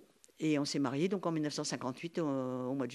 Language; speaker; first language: French; native; French